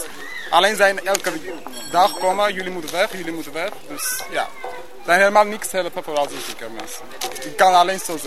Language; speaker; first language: Dutch; non-native, learner; Armenian